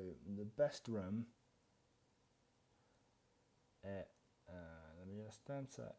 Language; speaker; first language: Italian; non-native, fluent; English